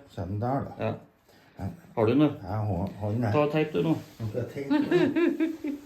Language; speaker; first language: Norwegian; non-native, learner; Thai